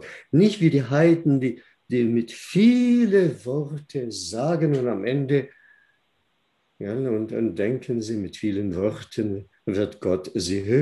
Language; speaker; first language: German; non-native, fluent; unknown